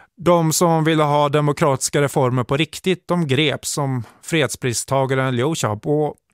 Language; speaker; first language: Swedish; native; Swedish